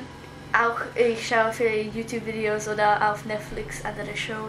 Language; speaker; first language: German; early bilingual, other home language; Croatian